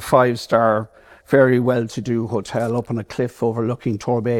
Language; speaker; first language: English; native; English